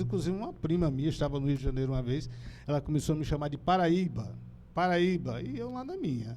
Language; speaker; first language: Portuguese; native; Portuguese